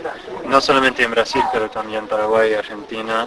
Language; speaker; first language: Spanish; non-native, fluent; English